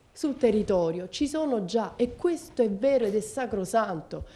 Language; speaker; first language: Italian; native; Italian